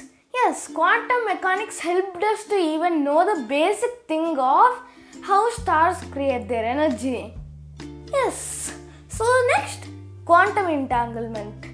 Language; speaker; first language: English; early bilingual, other home language; Telugu